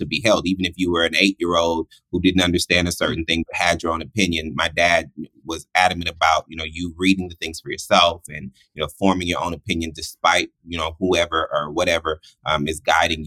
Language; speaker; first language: English; native; English